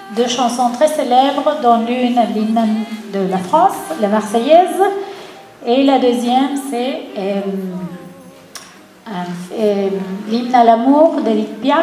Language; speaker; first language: French; non-native, fluent; Spanish